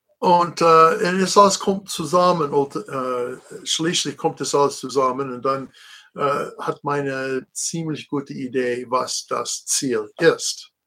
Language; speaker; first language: German; non-native, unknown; English